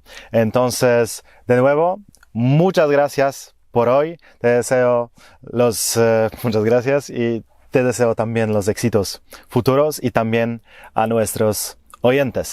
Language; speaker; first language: Spanish; non-native, fluent; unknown